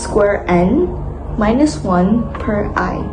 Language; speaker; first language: English; non-native, local second language; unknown